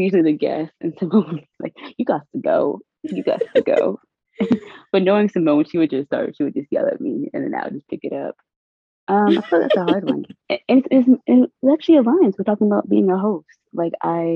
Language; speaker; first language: English; native; English